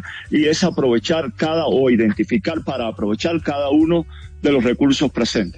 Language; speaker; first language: Spanish; native; Spanish